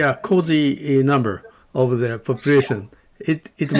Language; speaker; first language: English; non-native, learner; Japanese